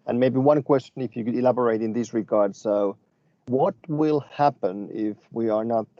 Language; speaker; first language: English; non-native, fluent; Finnish